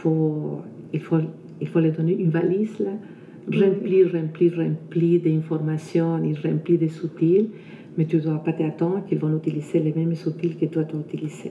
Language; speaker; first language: French; non-native, fluent; Spanish